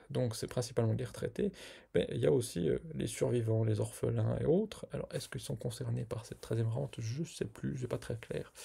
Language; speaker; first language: French; native; French